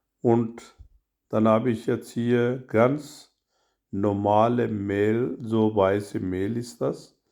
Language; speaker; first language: German; non-native, learner; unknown